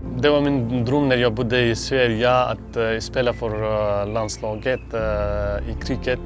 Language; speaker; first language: Swedish; non-native, fluent; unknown